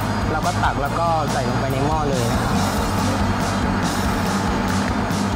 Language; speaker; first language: Thai; native; Thai